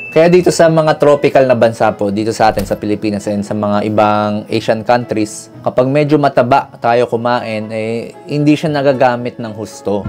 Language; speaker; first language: Filipino; native; Filipino